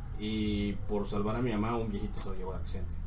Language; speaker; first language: Spanish; native; Spanish